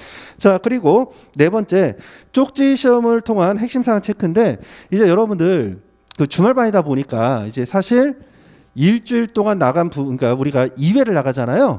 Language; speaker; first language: Korean; native; Korean